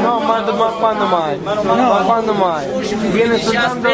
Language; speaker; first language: Italian; non-native, fluent; Albanian